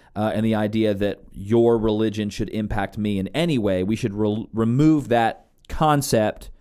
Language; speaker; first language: English; native; English